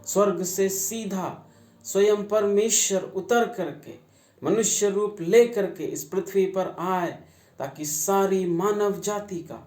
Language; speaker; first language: Hindi; native; Hindi